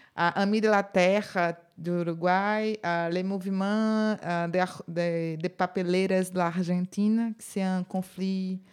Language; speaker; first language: French; non-native, learner; Portuguese